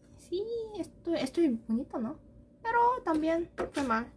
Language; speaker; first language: Spanish; non-native, fluent; Korean